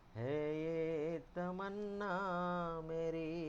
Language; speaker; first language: Hindi; non-native, local second language; Telugu